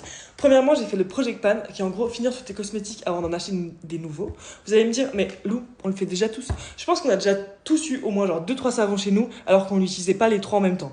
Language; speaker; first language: French; native; French